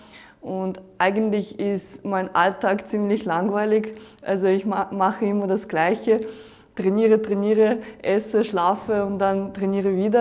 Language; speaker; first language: German; non-native, fluent; Russian